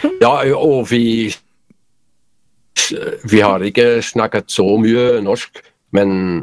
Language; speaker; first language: Norwegian; non-native, learner; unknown